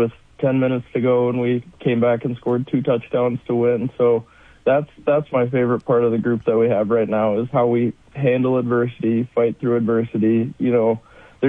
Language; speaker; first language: English; native; English